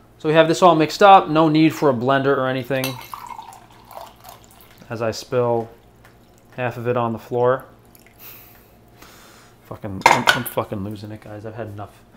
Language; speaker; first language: English; native; English